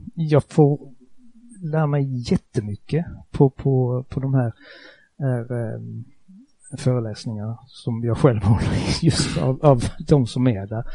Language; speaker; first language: Swedish; native; Swedish